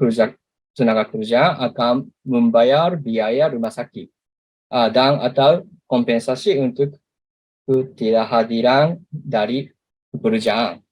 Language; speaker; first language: Indonesian; non-native, learner; Japanese